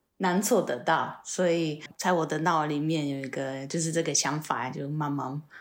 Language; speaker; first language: Chinese; non-native, fluent; Polish